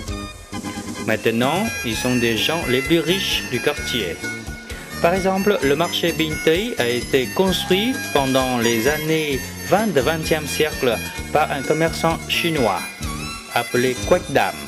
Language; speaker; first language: French; non-native, fluent; Vietnamese